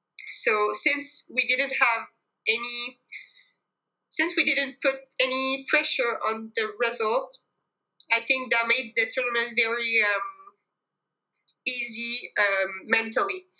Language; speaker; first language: English; non-native, fluent; French